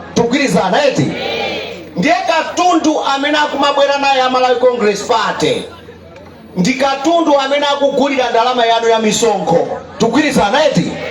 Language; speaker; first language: Nyanja; native; Nyanja